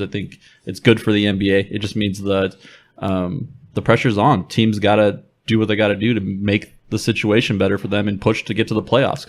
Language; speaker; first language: English; native; English